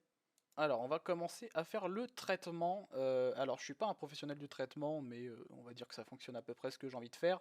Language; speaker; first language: French; native; French